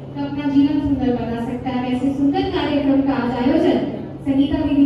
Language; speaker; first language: Hindi; non-native, local second language; Marathi